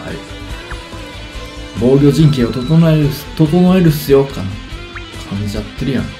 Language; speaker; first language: Japanese; native; Japanese